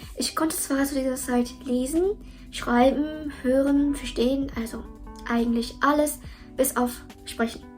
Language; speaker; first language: German; early bilingual, other home language; Vietnamese